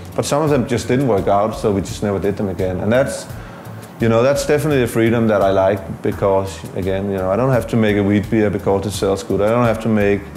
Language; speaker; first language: English; non-native, fluent; Danish